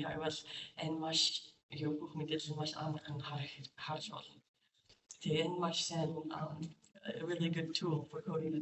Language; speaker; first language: Mongolian; non-native, learner; English